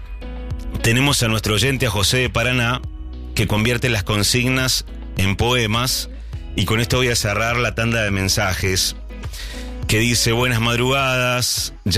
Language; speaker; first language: Spanish; native; Spanish